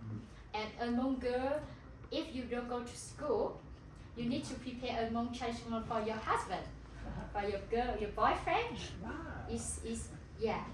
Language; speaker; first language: English; non-native, learner; Hmong